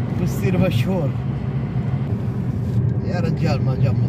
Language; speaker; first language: Arabic; non-native, learner; Urdu